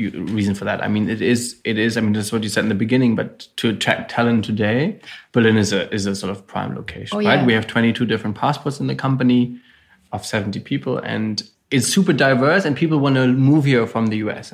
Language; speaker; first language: English; non-native, fluent; German